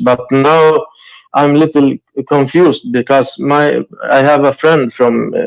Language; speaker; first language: English; non-native, learner; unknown